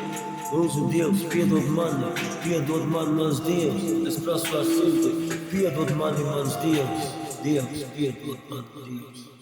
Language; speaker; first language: Latvian; non-native, local second language; Russian